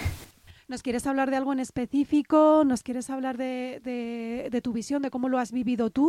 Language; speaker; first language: Spanish; native; Spanish